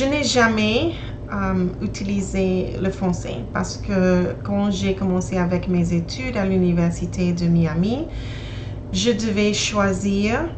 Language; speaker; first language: French; non-native, learner; English